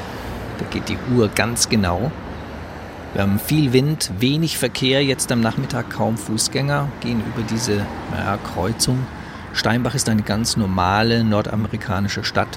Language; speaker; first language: German; native; German